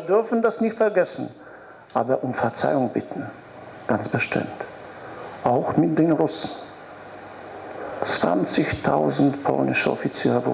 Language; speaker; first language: German; non-native, fluent; Polish